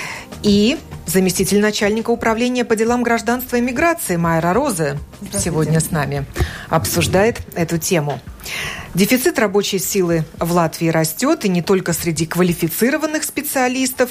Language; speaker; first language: Russian; native; Russian